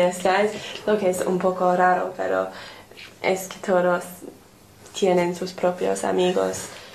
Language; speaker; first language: Spanish; non-native, fluent; English